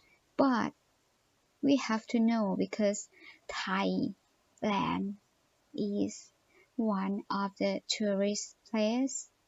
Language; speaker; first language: English; non-native, learner; Thai